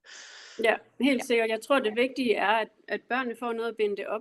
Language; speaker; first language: Danish; native; Danish